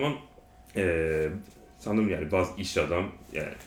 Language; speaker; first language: Turkish; non-native, learner; Japanese